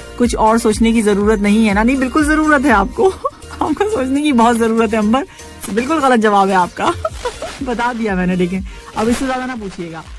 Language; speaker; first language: Urdu; native; Urdu